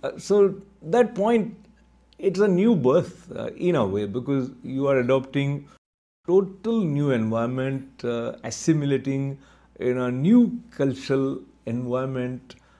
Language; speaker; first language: English; non-native, local second language; Hindi